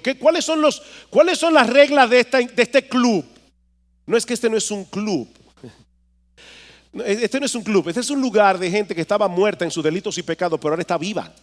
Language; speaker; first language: Spanish; native; Spanish